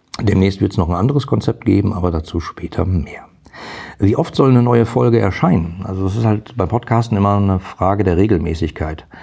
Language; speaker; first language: German; native; German